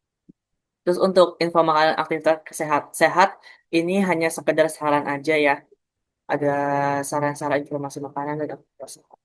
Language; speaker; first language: Indonesian; native; Indonesian